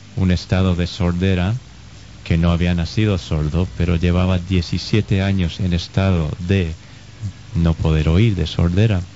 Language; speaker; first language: Spanish; non-native, fluent; English